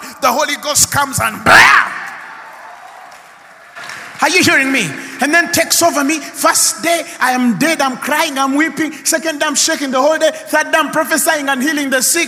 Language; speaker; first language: English; non-native, local second language; Ganda